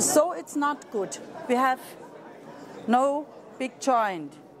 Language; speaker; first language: English; non-native, learner; German